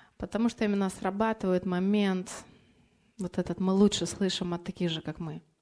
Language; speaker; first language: Russian; non-native, fluent; Lithuanian